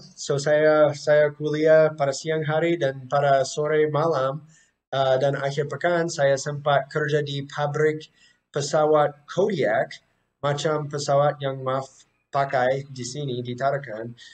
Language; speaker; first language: Indonesian; non-native, fluent; English